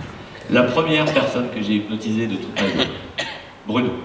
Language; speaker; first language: French; native; French